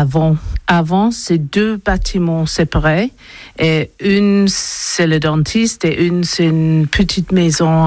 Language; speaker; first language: French; non-native, learner; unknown